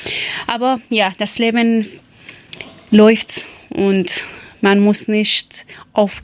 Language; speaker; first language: German; non-native, learner; Persian